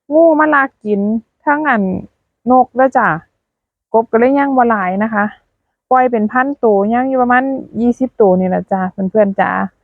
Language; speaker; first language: Thai; native; Thai